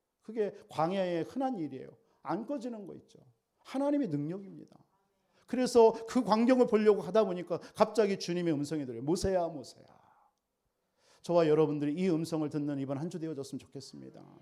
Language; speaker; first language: Korean; native; Korean